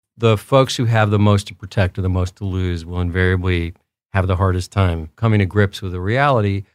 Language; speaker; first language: English; early bilingual, other home language; Spanish